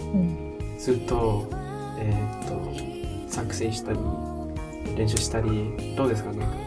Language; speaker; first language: Japanese; non-native, learner; English